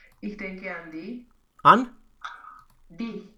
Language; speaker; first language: German; non-native, learner; Romanian